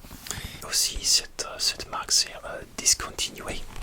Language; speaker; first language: French; non-native, learner; English